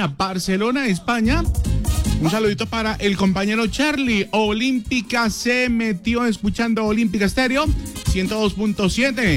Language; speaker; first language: Spanish; native; Spanish